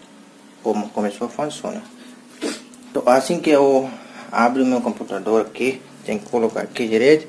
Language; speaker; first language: Portuguese; non-native, learner; Hindi